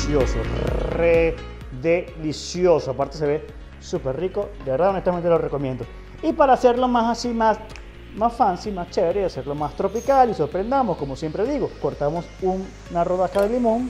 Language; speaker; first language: Spanish; native; Spanish